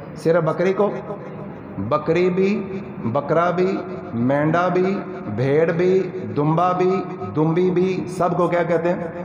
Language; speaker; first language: Urdu; non-native, local second language; Punjabi